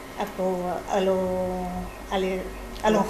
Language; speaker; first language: Greek; non-native, learner; Spanish